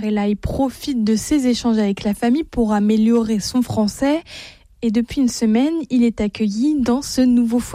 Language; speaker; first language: French; native; French